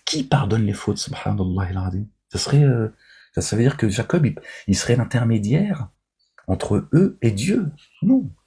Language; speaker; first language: French; native; French